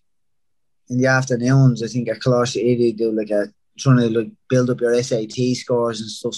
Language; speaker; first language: English; native; English